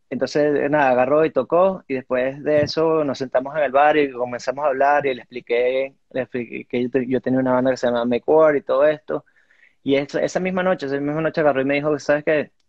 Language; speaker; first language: Spanish; native; Spanish